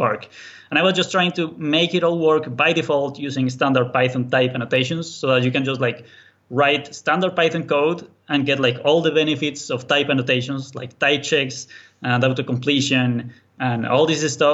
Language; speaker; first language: English; non-native, fluent; Spanish